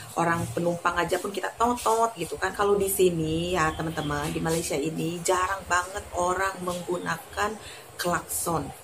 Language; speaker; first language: Indonesian; native; Indonesian